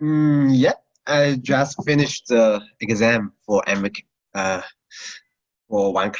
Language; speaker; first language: English; non-native, learner; Chinese